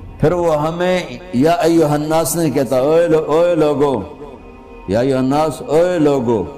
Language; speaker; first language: Urdu; non-native, local second language; Punjabi